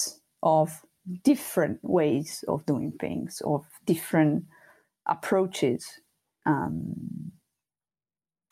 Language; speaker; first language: English; non-native, fluent; Sardinian